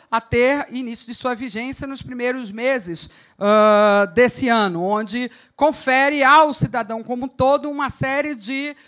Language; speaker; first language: Portuguese; native; Portuguese